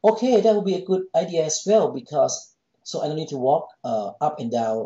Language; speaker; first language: English; non-native, fluent; Thai